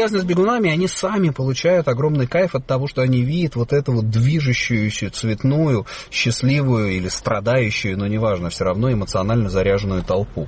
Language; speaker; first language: Russian; native; Russian